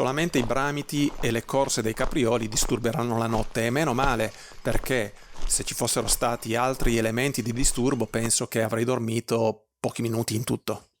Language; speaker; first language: Italian; native; Italian